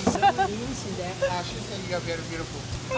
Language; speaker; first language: English; non-native, learner; Korean